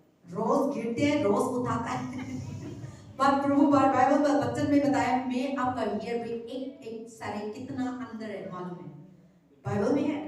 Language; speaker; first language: Hindi; non-native, local second language; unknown